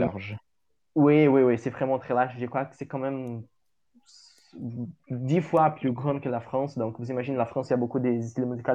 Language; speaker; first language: French; non-native, learner; Portuguese